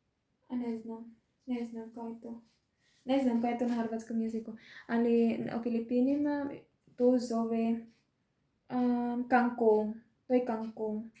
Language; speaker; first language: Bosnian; non-native, learner; Filipino